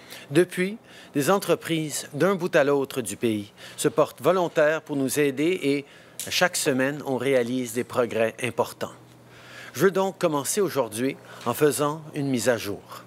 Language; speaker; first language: French; early bilingual, heritage; French